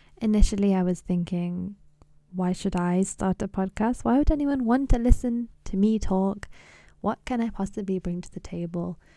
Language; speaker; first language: English; early bilingual, other home language; Punjabi